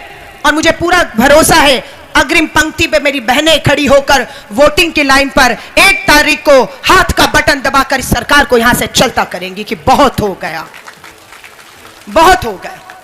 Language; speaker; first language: Hindi; native; Hindi